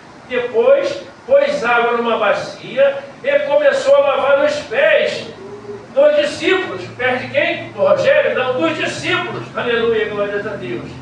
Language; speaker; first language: Portuguese; native; Portuguese